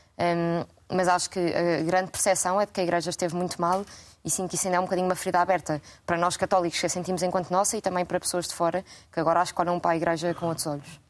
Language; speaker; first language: Portuguese; native; Portuguese